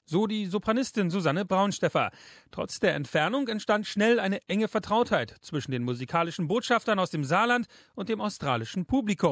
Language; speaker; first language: German; native; German